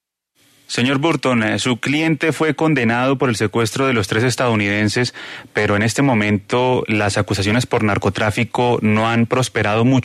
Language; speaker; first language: Spanish; native; Spanish